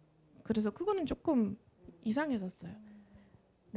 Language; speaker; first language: Korean; non-native, fluent; Spanish